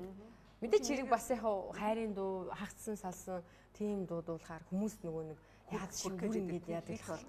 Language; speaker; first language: Mongolian; native; Mongolian